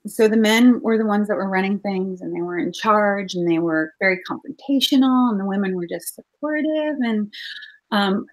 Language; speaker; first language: English; native; English